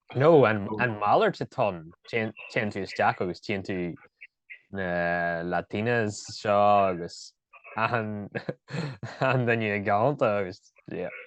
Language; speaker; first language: Irish; native; Irish